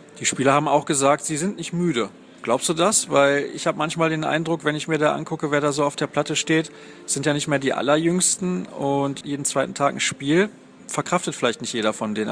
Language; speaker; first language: German; native; German